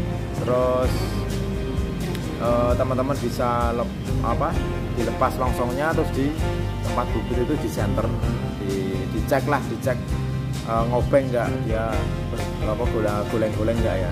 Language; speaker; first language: Indonesian; non-native, local second language; Javanese